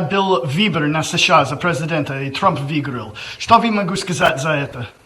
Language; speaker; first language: Russian; non-native, learner; English